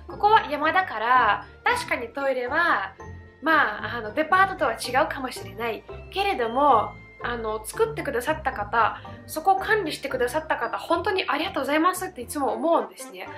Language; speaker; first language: Japanese; non-native, fluent; Russian